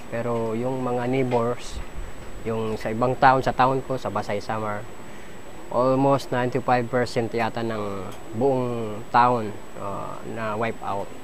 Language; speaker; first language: Filipino; non-native, local second language; Waray